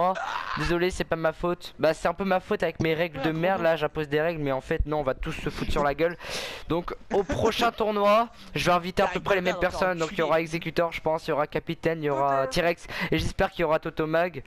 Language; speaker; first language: French; native; French